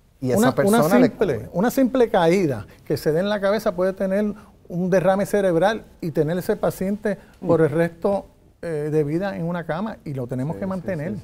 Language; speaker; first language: Spanish; native; Spanish